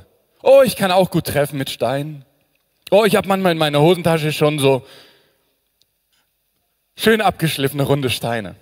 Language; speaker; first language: German; native; German